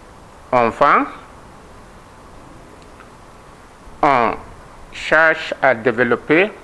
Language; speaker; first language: French; non-native, learner; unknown